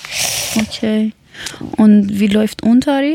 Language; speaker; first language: German; non-native, learner; Persian